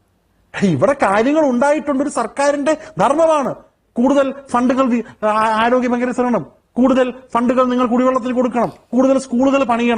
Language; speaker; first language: Malayalam; native; Malayalam